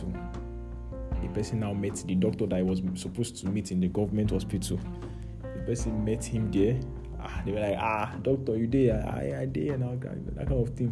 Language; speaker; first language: English; non-native, local second language; Yoruba